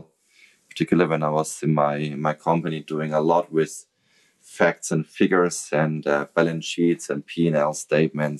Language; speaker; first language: English; non-native, fluent; German